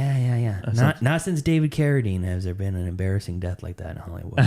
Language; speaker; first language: English; native; English